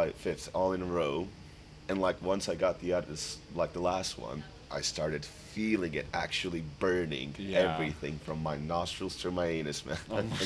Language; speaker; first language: English; non-native, fluent; Croatian